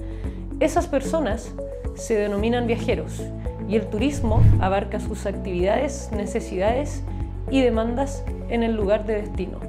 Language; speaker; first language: Spanish; native; Spanish